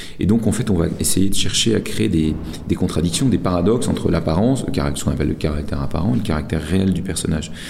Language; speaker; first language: French; native; French